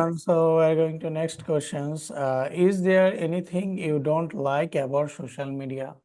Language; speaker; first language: English; non-native, learner; Bangla